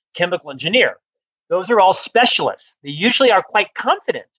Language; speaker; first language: English; native; English